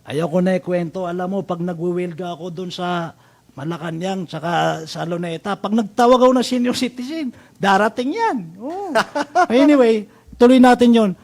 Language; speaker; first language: Filipino; non-native, local second language; Maranao